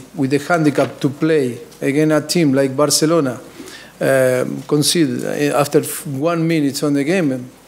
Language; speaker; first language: English; non-native, fluent; Spanish